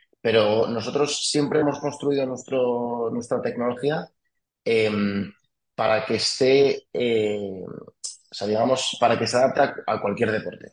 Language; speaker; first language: Spanish; early bilingual, other home language; French